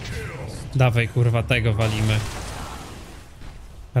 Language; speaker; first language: Polish; native; Polish